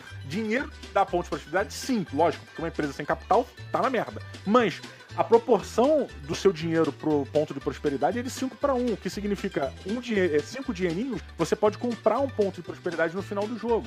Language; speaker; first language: Portuguese; native; Portuguese